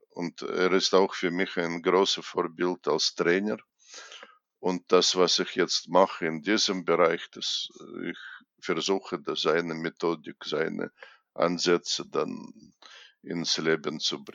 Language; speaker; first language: German; non-native, fluent; Russian